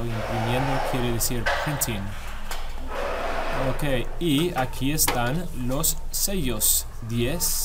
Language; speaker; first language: Spanish; non-native, fluent; English